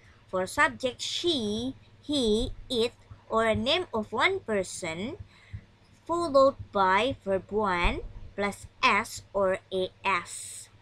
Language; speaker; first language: English; non-native, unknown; Indonesian